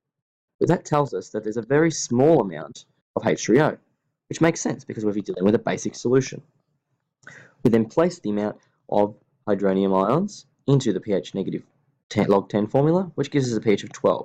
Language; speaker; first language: English; native; English